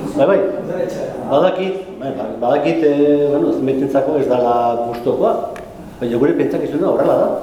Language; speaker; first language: Basque; non-native, local second language; Spanish